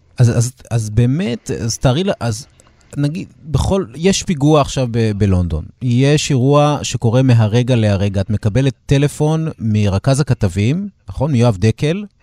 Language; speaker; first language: Hebrew; native; Hebrew